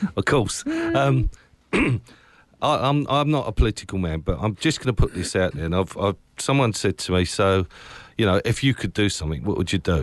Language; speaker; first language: English; native; English